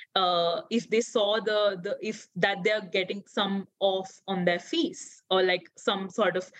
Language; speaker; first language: English; non-native, local second language; Hindi